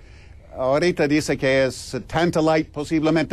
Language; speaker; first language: Spanish; non-native, fluent; English